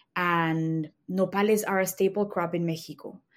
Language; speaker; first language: English; non-native, fluent; Spanish